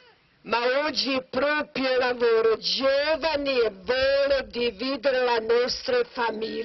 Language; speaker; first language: Italian; non-native, learner; Croatian